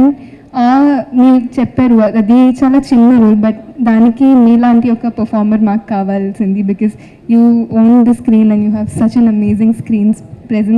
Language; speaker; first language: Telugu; non-native, fluent; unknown